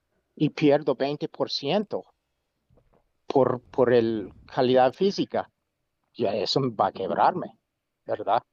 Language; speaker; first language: Spanish; non-native, fluent; English